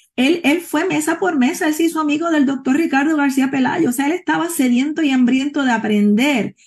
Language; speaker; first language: Spanish; native; Spanish